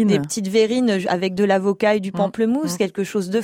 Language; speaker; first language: French; native; French